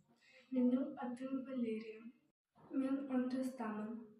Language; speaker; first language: Kazakh; non-native, local second language; Russian